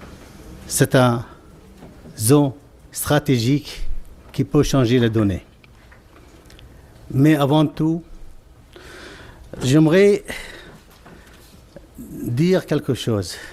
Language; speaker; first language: French; non-native, fluent; Arabic